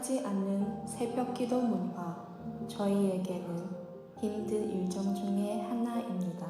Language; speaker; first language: Korean; non-native, fluent; Khmer